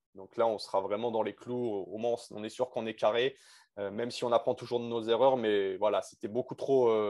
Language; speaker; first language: French; native; French